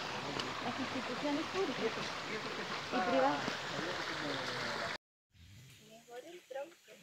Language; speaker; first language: Spanish; native; Spanish